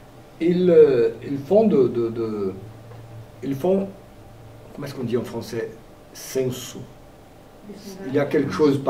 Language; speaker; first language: French; non-native, fluent; Portuguese